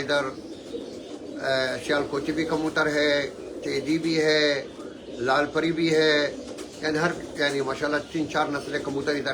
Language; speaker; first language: Hindi; non-native, learner; Arabic